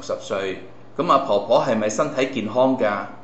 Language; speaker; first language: Cantonese; native; Cantonese